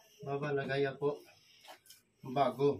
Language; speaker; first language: Filipino; non-native, learner; Urdu